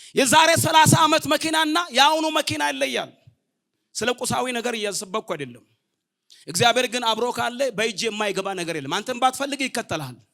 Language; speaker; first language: Amharic; non-native, local second language; Oromo